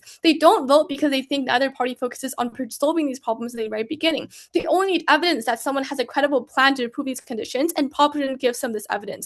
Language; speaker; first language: English; non-native, fluent; Chinese